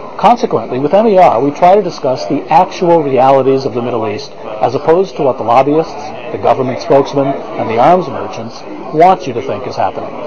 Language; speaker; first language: English; native; English